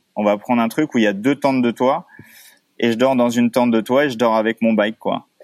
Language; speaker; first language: French; native; French